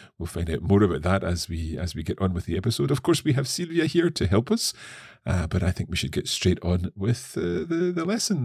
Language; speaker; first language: English; native; English